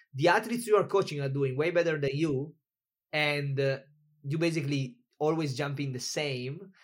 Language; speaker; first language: English; non-native, fluent; Italian